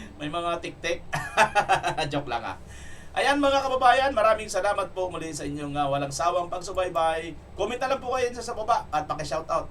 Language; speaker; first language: Filipino; non-native, local second language; Cebuano